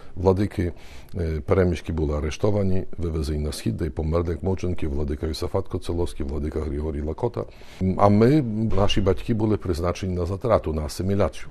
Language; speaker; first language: Ukrainian; early bilingual, heritage; Ukrainian